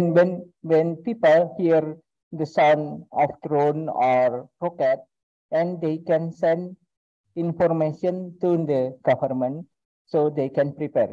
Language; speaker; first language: English; non-native, learner; Indonesian